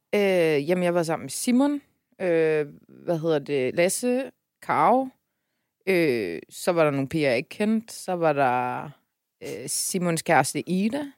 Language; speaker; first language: Danish; early bilingual, other home language; Persian